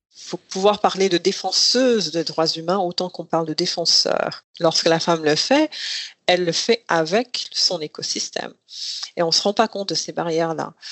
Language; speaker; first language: French; non-native, local second language; Rundi